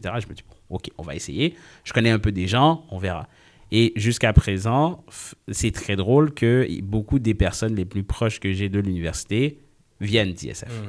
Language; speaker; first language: French; native; French